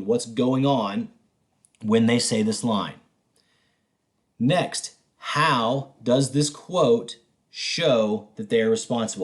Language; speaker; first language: English; native; English